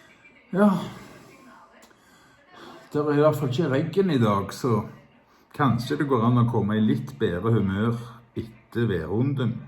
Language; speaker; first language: Norwegian; native; Norwegian